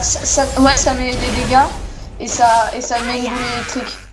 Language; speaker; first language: French; native; French